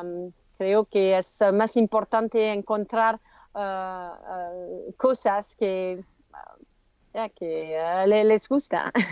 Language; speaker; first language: Spanish; non-native, learner; French